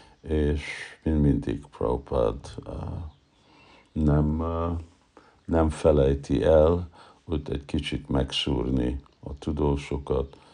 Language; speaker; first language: Hungarian; early bilingual, heritage; Hungarian